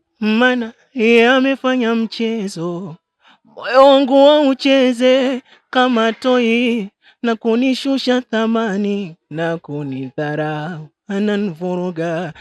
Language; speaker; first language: Swahili; native; Swahili